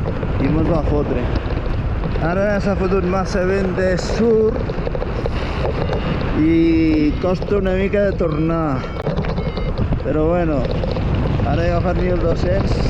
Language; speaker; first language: Catalan; native; Catalan